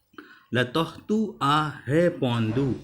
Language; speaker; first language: French; non-native, learner; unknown